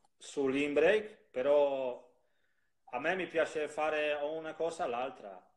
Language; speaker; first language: Italian; non-native, fluent; Polish